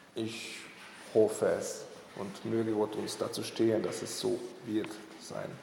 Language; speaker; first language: German; non-native, fluent; Hungarian